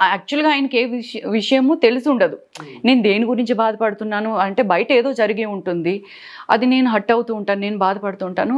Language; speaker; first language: Telugu; native; Telugu